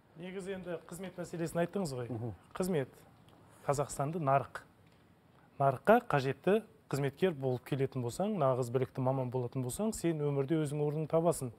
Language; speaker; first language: Kazakh; native; Kazakh